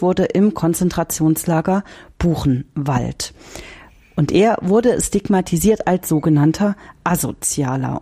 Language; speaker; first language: German; native; German